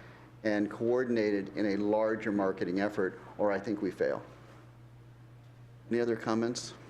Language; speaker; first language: English; native; English